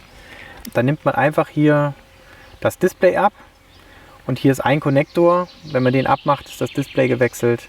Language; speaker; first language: German; native; German